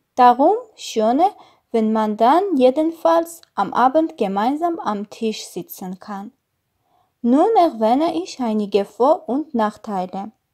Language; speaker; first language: German; non-native, learner; Armenian